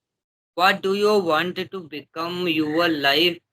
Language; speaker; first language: English; non-native, learner; Hindi